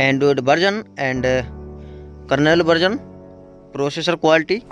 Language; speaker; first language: English; non-native, local second language; Hindi